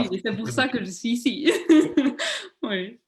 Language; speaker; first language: French; non-native, local second language; German